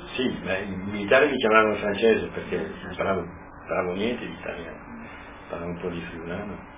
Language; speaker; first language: Italian; non-native, local second language; Friulian